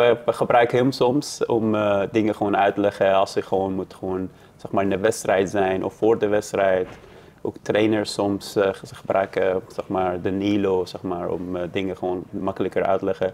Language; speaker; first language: Dutch; non-native, learner; Persian